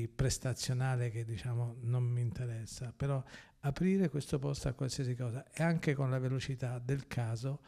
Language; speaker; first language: Italian; native; Italian